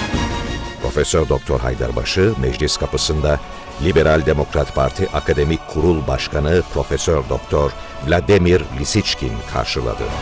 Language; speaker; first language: Turkish; native; Turkish